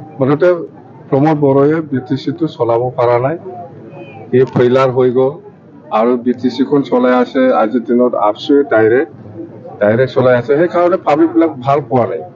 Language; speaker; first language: Assamese; non-native, local second language; Bodo